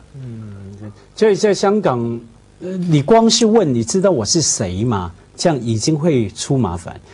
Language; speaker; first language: Chinese; non-native, fluent; Cantonese